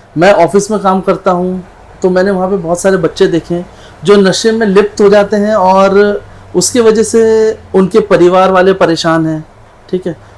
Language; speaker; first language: Hindi; non-native, local second language; Nepali